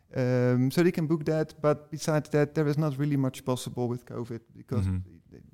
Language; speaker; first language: English; non-native, fluent; Dutch